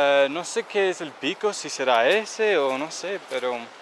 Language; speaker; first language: Spanish; non-native, learner; English